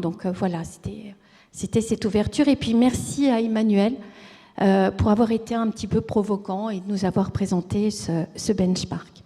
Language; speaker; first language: French; native; French